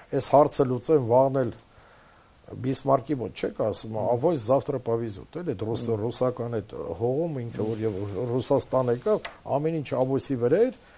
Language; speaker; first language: Armenian; native; Armenian